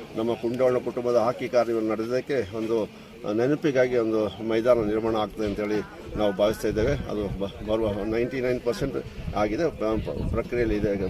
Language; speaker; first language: Kannada; non-native, local second language; Kodava